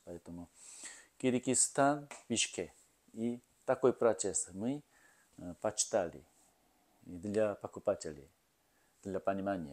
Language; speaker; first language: Russian; non-native, learner; Korean